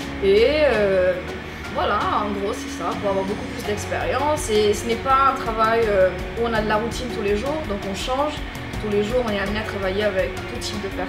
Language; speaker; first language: French; non-native, local second language; Morisyen